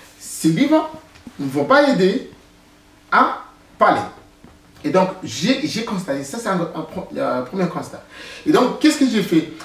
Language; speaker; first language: French; non-native, fluent; English